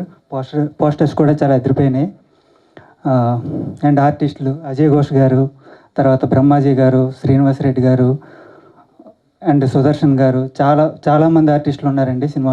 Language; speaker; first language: Telugu; native; Telugu